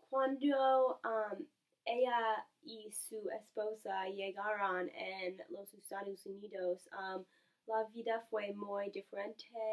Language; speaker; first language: Spanish; non-native, learner; English